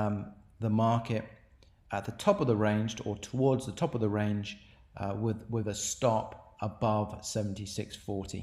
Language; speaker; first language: English; native; English